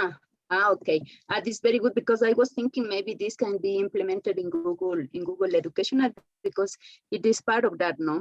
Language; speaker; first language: English; non-native, learner; Spanish